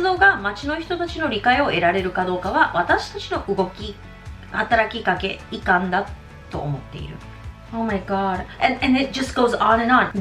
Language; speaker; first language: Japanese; non-native, fluent; English